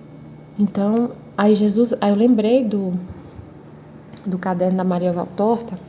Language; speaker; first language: Portuguese; native; Portuguese